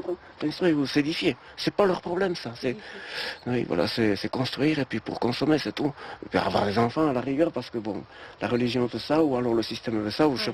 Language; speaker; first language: French; native; French